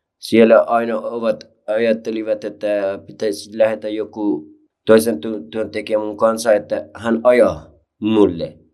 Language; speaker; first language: Finnish; non-native, learner; Persian